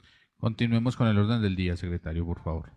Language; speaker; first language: Spanish; native; Spanish